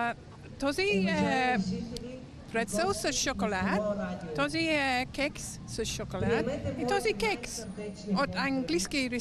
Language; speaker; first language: Bulgarian; non-native, learner; English